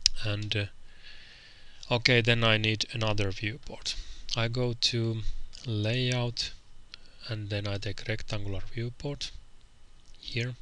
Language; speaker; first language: English; non-native, fluent; Finnish